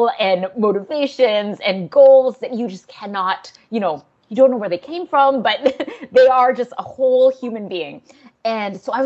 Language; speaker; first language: English; native; English